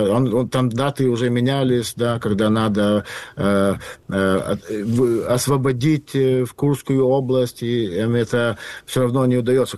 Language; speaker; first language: Russian; non-native, fluent; Lithuanian